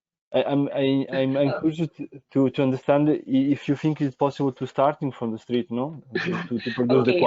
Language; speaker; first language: English; non-native, fluent; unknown